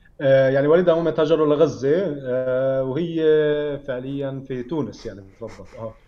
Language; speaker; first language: Arabic; native; Arabic